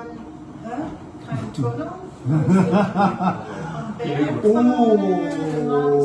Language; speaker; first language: German; non-native, learner; English